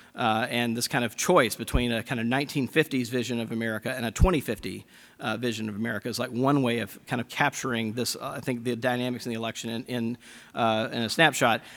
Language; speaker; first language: English; native; English